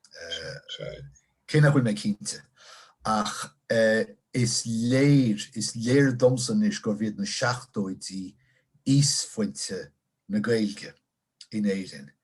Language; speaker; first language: Irish; non-native, local second language; English